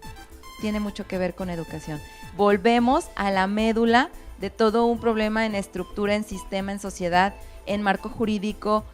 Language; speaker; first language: Spanish; native; Spanish